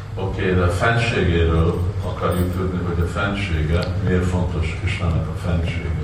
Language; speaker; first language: Hungarian; non-native, learner; Russian